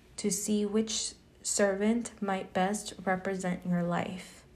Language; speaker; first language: English; early bilingual, other home language; Spanish